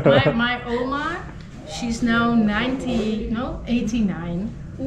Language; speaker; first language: English; non-native, fluent; Dutch